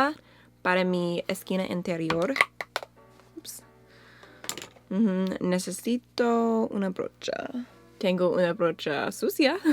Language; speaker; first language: Spanish; non-native, learner; English